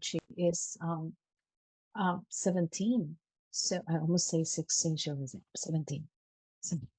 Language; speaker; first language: English; non-native, fluent; Spanish